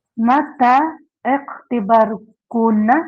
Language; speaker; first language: Arabic; non-native, learner; Filipino